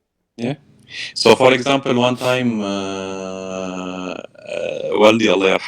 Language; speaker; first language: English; non-native, learner; Arabic